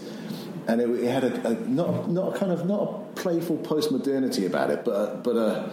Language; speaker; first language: English; native; English